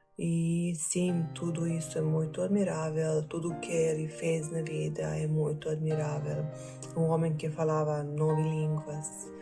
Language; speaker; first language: Portuguese; non-native, fluent; Serbian